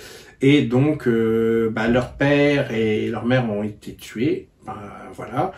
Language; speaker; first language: French; native; French